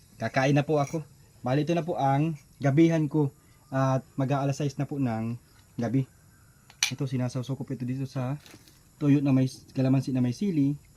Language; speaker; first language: Filipino; non-native, local second language; Bikol